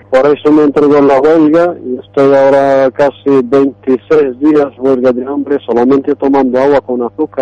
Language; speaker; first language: Spanish; non-native, fluent; Arabic